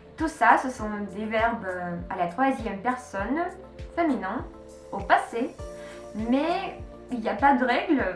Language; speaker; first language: French; non-native, learner; Russian